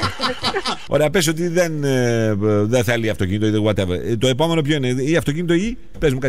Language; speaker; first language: Greek; native; Greek